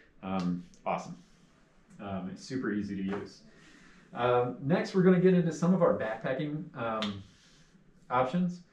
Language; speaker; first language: English; native; English